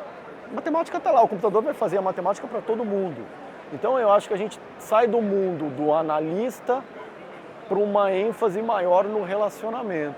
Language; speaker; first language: Portuguese; native; Portuguese